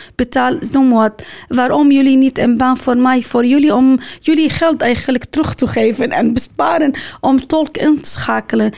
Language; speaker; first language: Dutch; non-native, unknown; Arabic